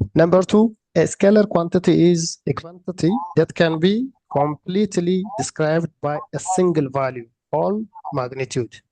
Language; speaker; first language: English; non-native, local second language; Amharic